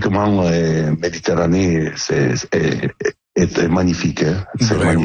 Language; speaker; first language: French; non-native, learner; Italian